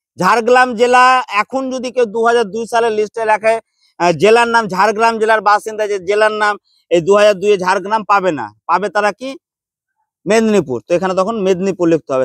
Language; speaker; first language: Bangla; native; Bangla